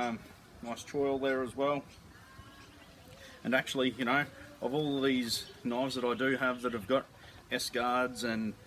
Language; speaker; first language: English; native; English